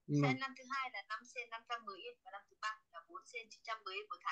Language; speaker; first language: Vietnamese; native; Vietnamese